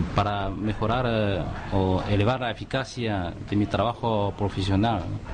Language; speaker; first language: Spanish; non-native, fluent; Chinese